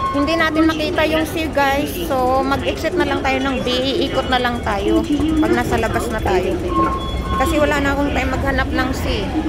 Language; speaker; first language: Filipino; native; Filipino